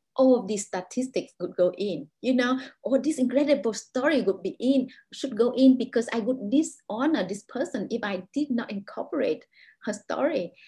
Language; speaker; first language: English; non-native, fluent; Vietnamese